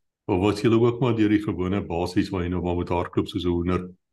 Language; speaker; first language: Afrikaans; native; Afrikaans